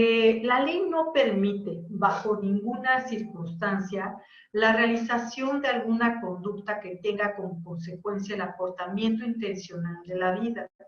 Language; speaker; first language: Spanish; native; Spanish